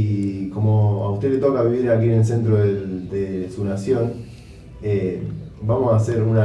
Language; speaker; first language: Spanish; native; Spanish